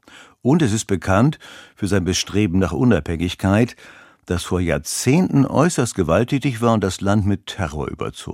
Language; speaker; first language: German; native; German